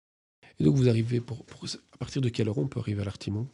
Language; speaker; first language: French; native; French